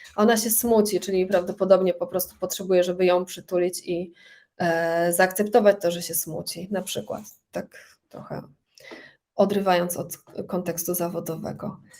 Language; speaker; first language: Polish; native; Polish